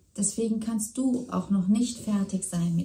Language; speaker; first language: German; native; German